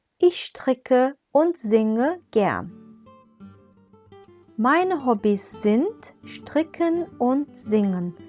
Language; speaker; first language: German; non-native, fluent; Turkish